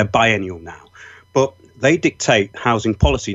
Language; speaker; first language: English; native; English